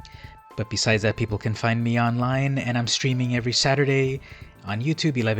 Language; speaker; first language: English; native; English